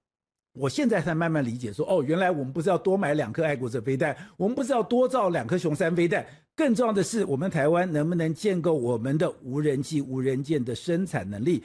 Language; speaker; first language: Chinese; native; Chinese